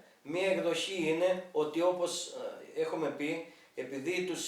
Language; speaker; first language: Greek; native; Greek